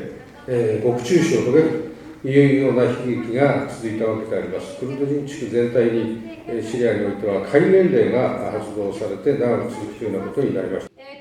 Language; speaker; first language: Japanese; native; Japanese